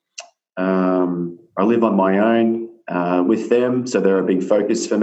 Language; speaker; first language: English; native; English